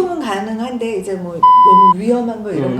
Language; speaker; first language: Korean; native; Korean